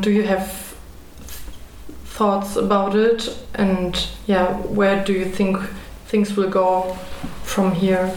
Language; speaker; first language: English; non-native, fluent; German